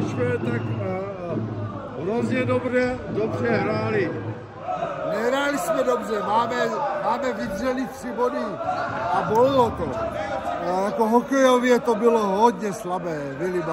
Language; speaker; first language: Czech; non-native, learner; German